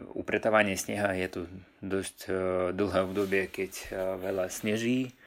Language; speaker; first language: Slovak; non-native, fluent; Russian